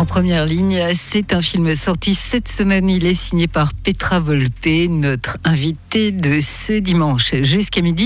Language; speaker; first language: French; native; French